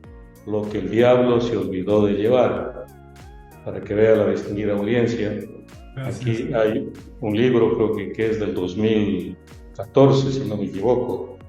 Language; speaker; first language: Spanish; native; Spanish